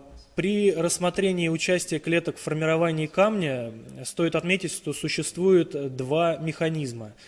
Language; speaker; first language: Russian; native; Russian